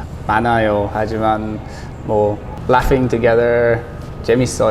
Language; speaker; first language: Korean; non-native, learner; English